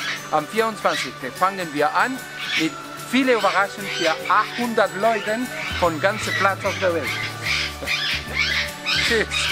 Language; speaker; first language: German; non-native, learner; Spanish